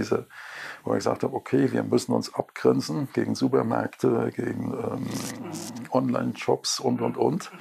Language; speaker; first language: German; native; German